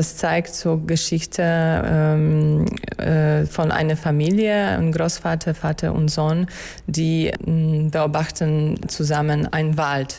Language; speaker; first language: German; non-native, fluent; Polish